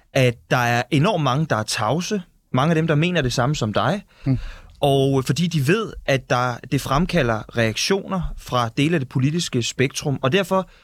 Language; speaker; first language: Danish; native; Danish